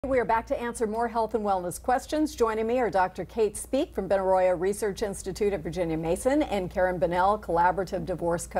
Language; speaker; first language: English; native; English